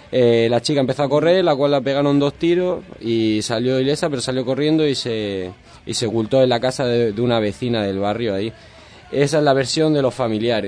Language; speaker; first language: Spanish; native; Spanish